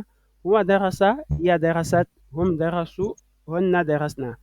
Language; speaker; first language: Arabic; non-native, fluent; French